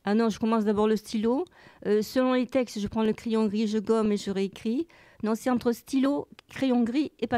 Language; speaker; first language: French; native; French